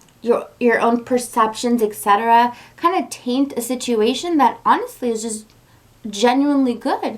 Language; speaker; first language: English; native; English